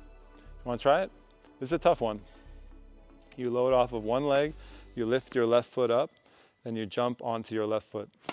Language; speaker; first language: English; native; English